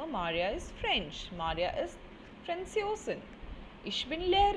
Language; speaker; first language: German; non-native, fluent; Hindi